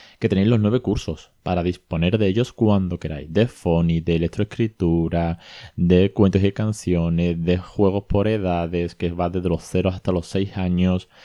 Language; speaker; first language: Spanish; native; Spanish